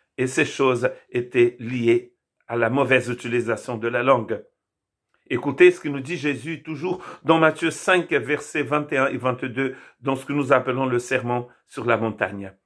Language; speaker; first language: French; non-native, fluent; Portuguese